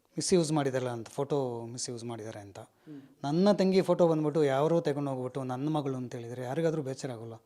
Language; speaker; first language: Kannada; non-native, local second language; Kodava